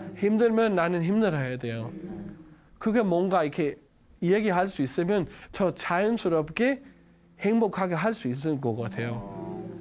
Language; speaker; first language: Korean; non-native, learner; Danish